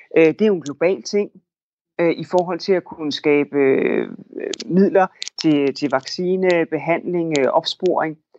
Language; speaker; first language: Danish; native; Danish